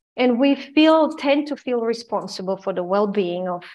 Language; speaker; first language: English; non-native, fluent; Croatian